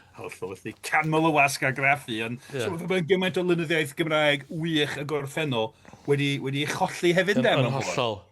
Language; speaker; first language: Welsh; native; Welsh